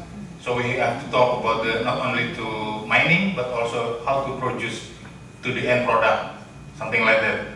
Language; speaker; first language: English; non-native, learner; Indonesian